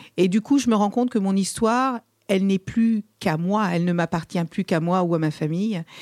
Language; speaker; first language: French; early bilingual, other home language; Kabuverdianu